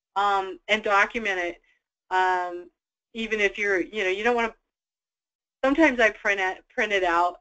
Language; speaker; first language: English; native; English